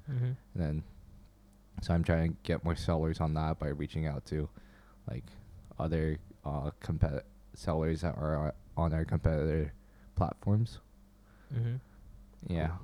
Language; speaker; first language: English; non-native, fluent; Chinese